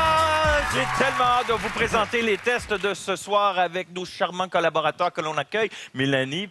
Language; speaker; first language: French; native; French